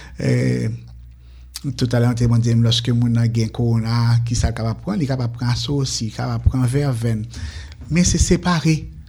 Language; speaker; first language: French; non-native, local second language; Haitian Creole